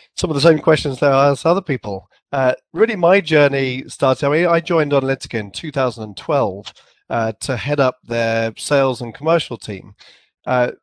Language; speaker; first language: English; native; English